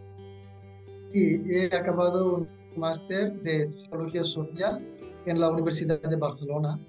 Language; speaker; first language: Spanish; non-native, fluent; Tamil